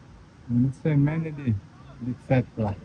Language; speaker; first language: French; non-native, learner; Portuguese